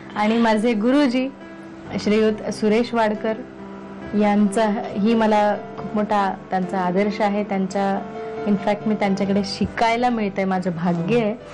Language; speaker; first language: Marathi; native; Marathi